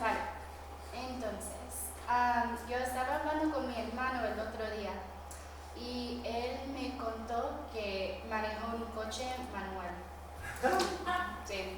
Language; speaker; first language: Spanish; non-native, fluent; English